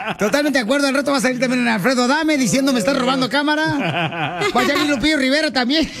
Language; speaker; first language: Spanish; native; Spanish